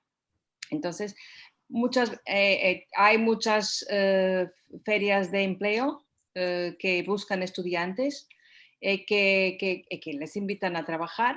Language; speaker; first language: Spanish; non-native, fluent; Portuguese